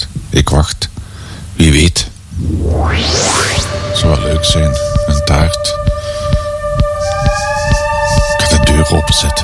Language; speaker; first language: Dutch; native; Dutch